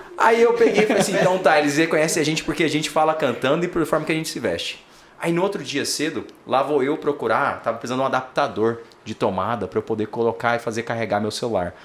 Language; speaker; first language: Portuguese; native; Portuguese